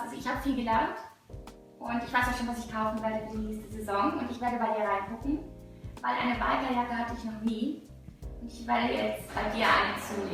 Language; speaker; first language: German; native; German